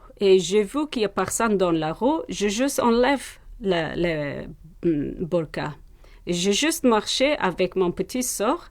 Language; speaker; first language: French; non-native, learner; Persian